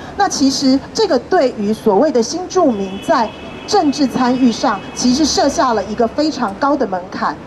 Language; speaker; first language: Chinese; native; Chinese